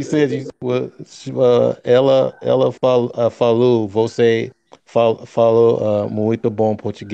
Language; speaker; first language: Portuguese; non-native, learner; English